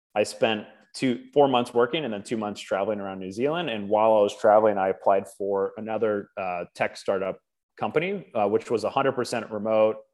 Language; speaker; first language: English; native; English